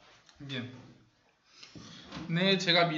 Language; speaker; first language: Korean; non-native, fluent; Spanish